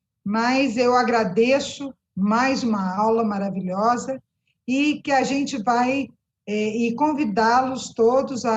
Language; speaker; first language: Portuguese; native; Portuguese